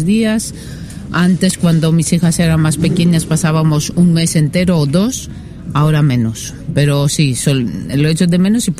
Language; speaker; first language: Spanish; non-native, fluent; Greek